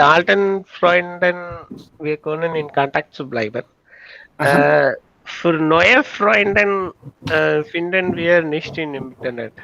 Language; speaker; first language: German; non-native, learner; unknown